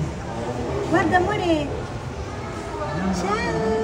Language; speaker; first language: Italian; non-native, learner; Filipino